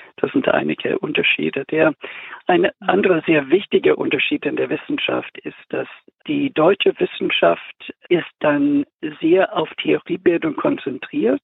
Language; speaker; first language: German; non-native, fluent; English